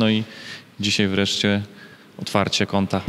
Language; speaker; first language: Polish; native; Polish